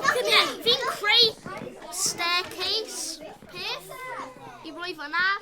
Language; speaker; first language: Welsh; non-native, local second language; English